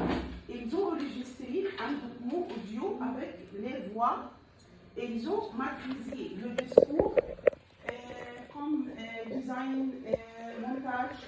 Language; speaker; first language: French; non-native, fluent; Arabic